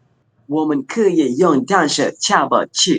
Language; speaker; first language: Chinese; non-native, learner; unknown